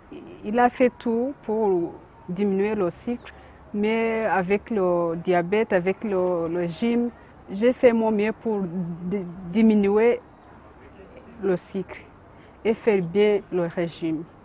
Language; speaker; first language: French; non-native, local second language; Kinyarwanda